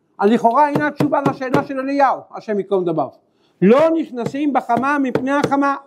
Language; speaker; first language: Hebrew; native; Hebrew